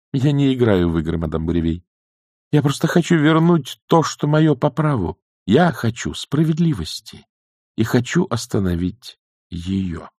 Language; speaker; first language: Russian; native; Russian